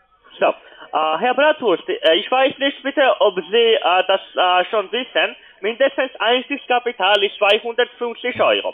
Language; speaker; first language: German; non-native, learner; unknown